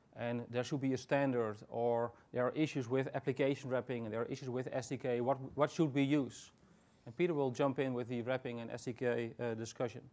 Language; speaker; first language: English; non-native, fluent; Dutch